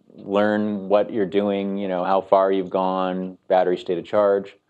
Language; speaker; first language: English; native; English